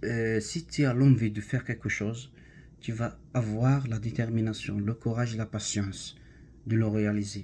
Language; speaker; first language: French; non-native, learner; Arabic